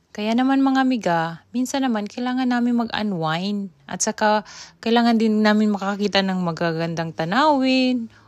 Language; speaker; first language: Filipino; native; Filipino